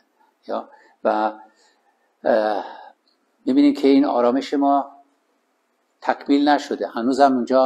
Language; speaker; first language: Persian; native; Persian